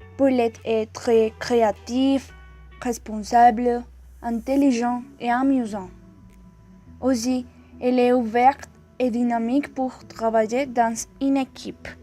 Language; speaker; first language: French; non-native, learner; Spanish